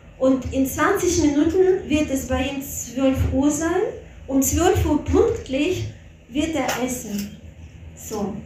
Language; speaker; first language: German; non-native, fluent; Russian